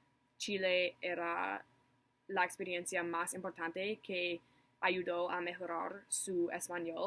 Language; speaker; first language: Spanish; non-native, learner; English